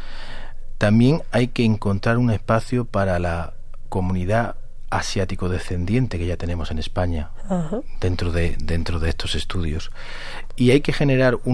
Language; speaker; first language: Spanish; native; Spanish